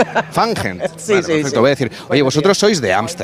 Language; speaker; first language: Spanish; native; Spanish